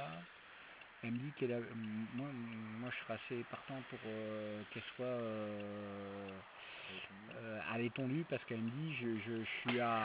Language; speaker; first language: French; native; French